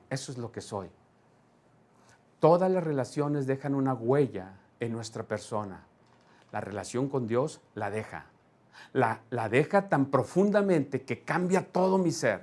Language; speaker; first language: Spanish; native; Spanish